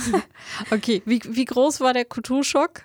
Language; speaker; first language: German; native; German